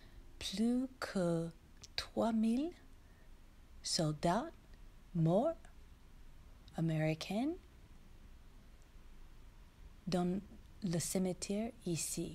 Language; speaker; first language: French; non-native, learner; English